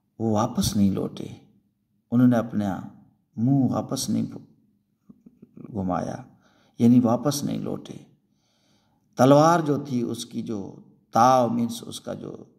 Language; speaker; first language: Urdu; non-native, local second language; Sindhi